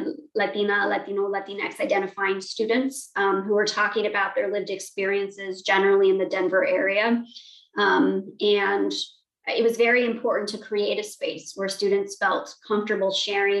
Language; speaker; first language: English; native; English